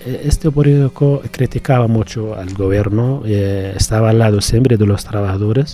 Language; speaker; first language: Spanish; non-native, fluent; Arabic